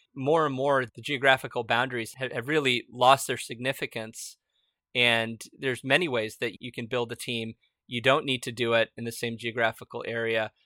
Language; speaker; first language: English; early bilingual, other home language; Spanish